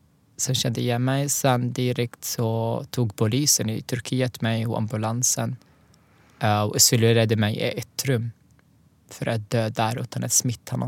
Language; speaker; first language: Swedish; non-native, learner; Arabic